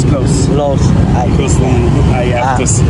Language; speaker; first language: English; non-native, fluent; German